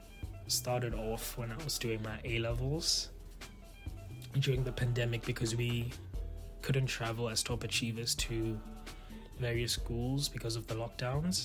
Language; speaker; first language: English; non-native, local second language; Tswana